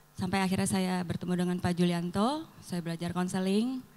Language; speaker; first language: Indonesian; native; Indonesian